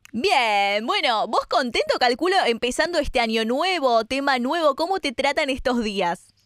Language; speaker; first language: Spanish; native; Spanish